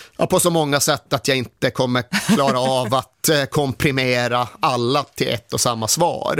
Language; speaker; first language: Swedish; native; Swedish